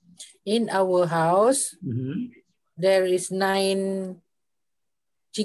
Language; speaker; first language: English; non-native, learner; Malay